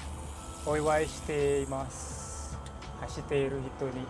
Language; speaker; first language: Japanese; non-native, learner; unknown